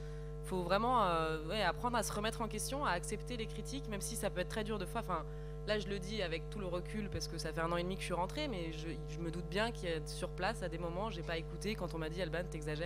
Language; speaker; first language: French; native; French